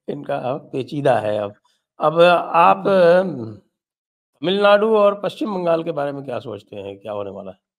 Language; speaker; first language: Hindi; native; Hindi